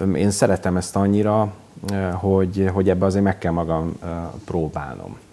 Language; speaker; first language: Hungarian; native; Hungarian